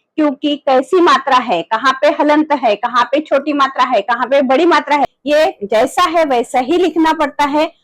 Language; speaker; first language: Hindi; non-native, local second language; Marathi